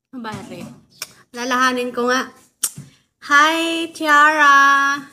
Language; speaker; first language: Filipino; non-native, local second language; Waray